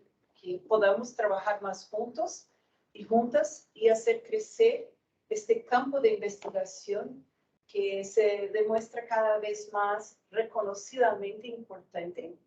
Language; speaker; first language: Spanish; non-native, fluent; Portuguese